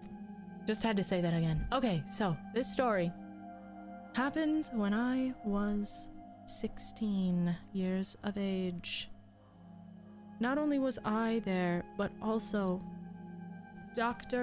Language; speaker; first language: English; native; English